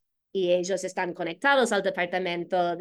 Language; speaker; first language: Spanish; non-native, fluent; English